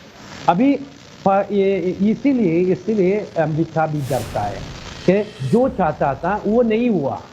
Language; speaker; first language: Hindi; non-native, fluent; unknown